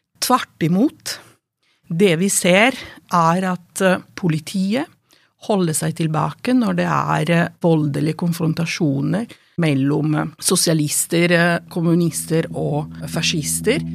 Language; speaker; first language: Norwegian; non-native, fluent; Italian